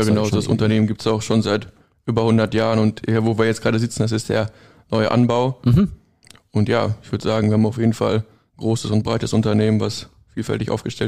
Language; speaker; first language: German; native; German